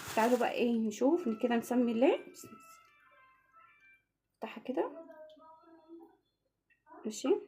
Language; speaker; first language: Arabic; native; Arabic